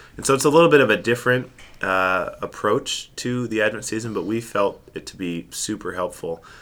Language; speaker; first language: English; native; English